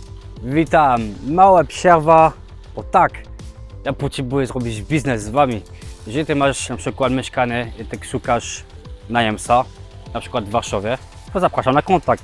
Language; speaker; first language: Polish; non-native, learner; French